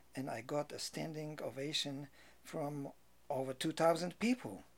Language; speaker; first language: English; non-native, fluent; Polish